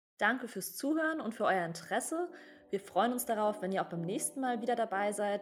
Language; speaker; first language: German; native; German